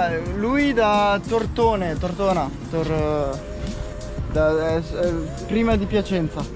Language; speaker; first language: Italian; early bilingual, heritage; French